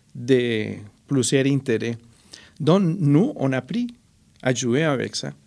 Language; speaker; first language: French; non-native, fluent; Spanish